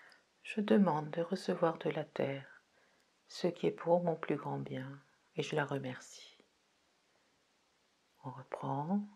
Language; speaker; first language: French; native; French